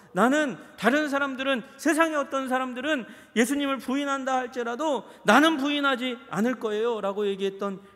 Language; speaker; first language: Korean; native; Korean